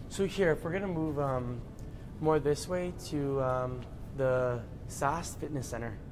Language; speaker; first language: English; native; English